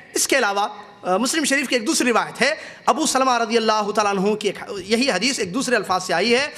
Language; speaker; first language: Urdu; native; Urdu